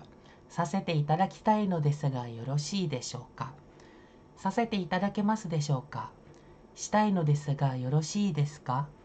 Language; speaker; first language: Japanese; non-native, fluent; Indonesian